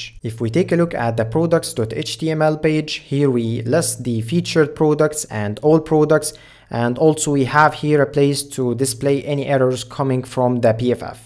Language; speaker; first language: English; non-native, fluent; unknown